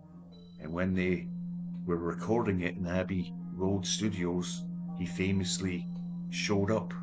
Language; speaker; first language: English; native; English